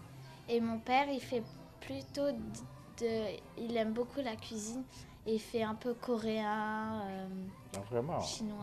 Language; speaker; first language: French; early bilingual, other home language; Polish